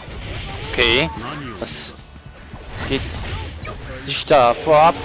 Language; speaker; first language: German; native; German